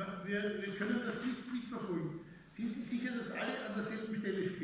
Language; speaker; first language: German; native; German